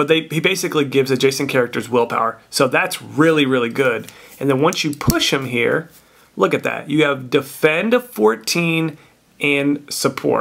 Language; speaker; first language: English; native; English